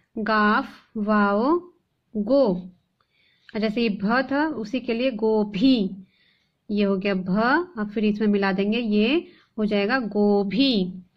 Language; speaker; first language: Hindi; native; Hindi